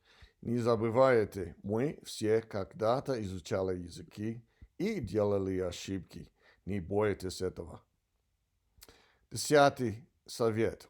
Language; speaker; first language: Russian; non-native, learner; English